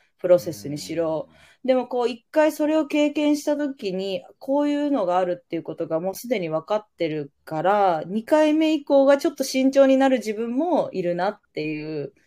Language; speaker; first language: Japanese; native; Japanese